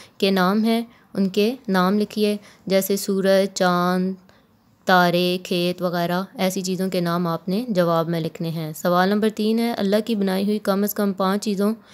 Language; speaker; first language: Urdu; non-native, local second language; Punjabi